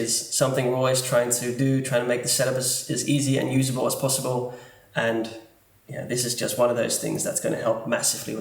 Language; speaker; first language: English; non-native, fluent; Dutch